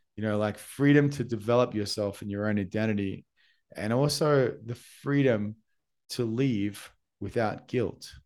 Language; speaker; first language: English; native; English